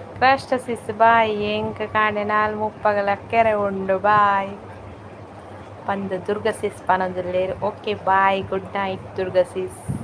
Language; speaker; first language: Kannada; native; Kannada